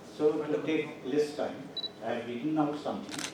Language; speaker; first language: English; non-native, local second language; Assamese